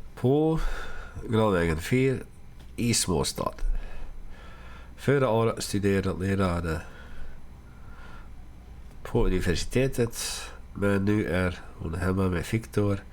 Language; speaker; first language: Swedish; non-native, learner; Dutch